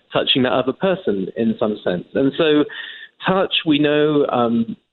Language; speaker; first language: English; native; English